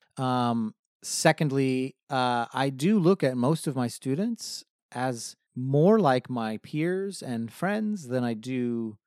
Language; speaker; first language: English; native; English